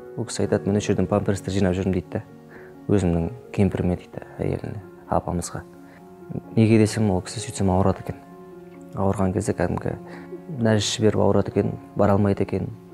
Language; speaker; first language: Kazakh; native; Kazakh